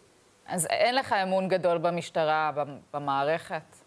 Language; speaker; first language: Hebrew; native; Hebrew